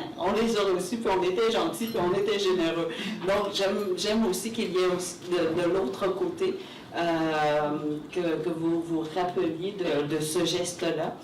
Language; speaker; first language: French; early bilingual, other home language; Vietnamese